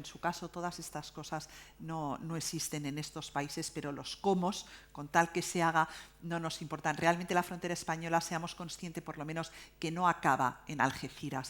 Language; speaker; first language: Spanish; native; Spanish